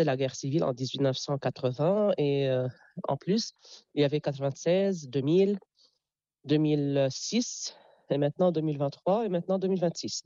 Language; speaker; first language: French; non-native, local second language; Arabic